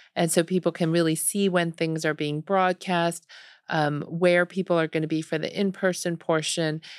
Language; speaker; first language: English; early bilingual, other home language; Korean